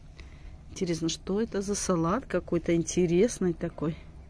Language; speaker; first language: Russian; native; Russian